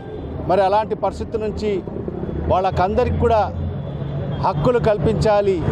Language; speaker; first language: Telugu; native; Telugu